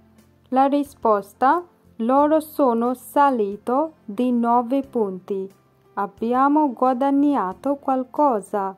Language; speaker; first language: Italian; non-native, fluent; Bangla